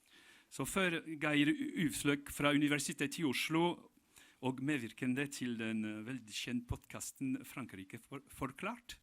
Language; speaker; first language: Norwegian; non-native, fluent; French